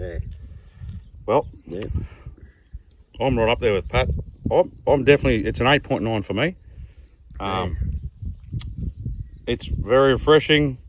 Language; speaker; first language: English; native; English